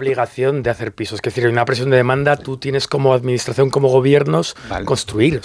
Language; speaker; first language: Spanish; native; Spanish